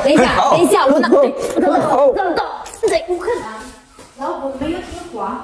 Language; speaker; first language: Chinese; non-native, learner; Ukrainian